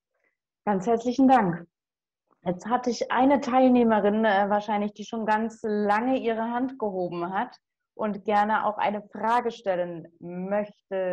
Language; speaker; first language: German; native; German